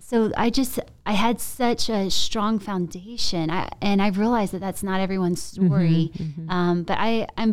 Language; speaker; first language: English; native; English